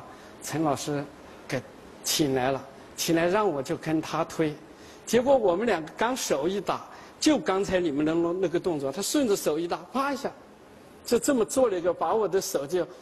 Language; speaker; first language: Chinese; native; Chinese